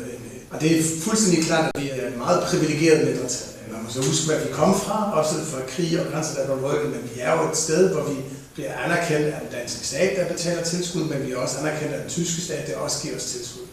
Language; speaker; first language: Danish; native; Danish